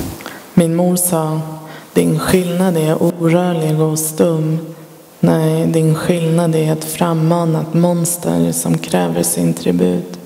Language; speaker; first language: Swedish; early bilingual, other home language; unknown